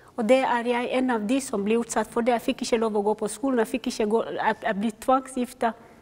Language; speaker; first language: Norwegian; non-native, fluent; Somali